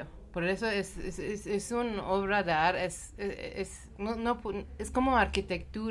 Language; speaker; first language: Spanish; non-native, fluent; Persian